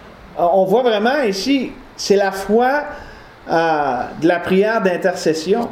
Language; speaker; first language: French; native; French